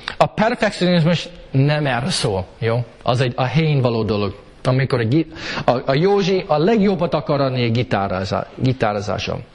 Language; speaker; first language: Hungarian; early bilingual, heritage; Hungarian